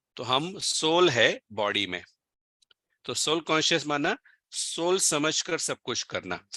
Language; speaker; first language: Hindi; non-native, local second language; Gujarati